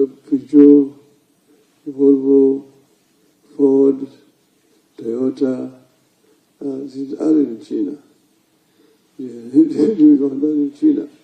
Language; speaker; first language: German; non-native, fluent; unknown